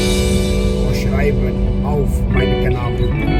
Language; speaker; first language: German; non-native, learner; Portuguese